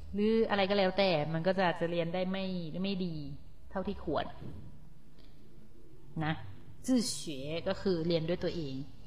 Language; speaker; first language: Thai; native; Thai